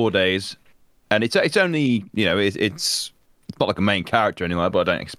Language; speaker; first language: English; native; English